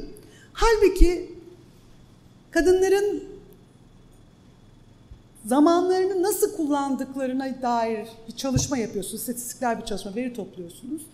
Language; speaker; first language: Turkish; native; Turkish